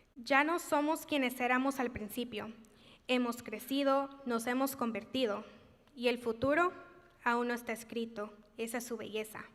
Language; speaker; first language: Spanish; early bilingual, heritage; Spanish